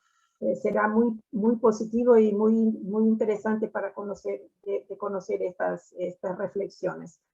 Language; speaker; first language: Spanish; non-native, fluent; Portuguese